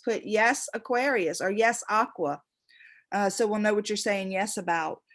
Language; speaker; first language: English; native; English